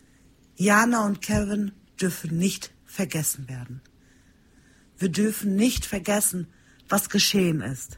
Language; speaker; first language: German; early bilingual, other home language; Turkish